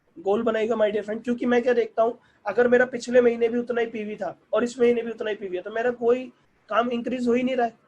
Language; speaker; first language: Hindi; native; Hindi